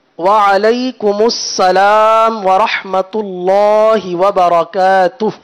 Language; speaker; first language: Urdu; native; Urdu